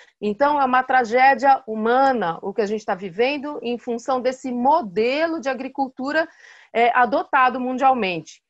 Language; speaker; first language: Portuguese; native; Portuguese